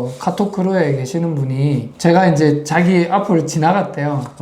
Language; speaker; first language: Korean; native; Korean